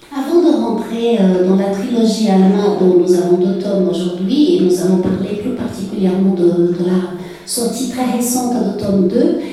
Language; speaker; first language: French; non-native, fluent; Portuguese